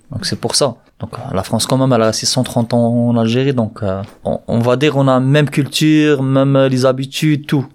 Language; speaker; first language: French; non-native, local second language; Arabic